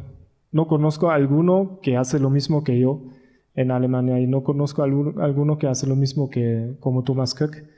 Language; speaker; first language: Spanish; non-native, learner; German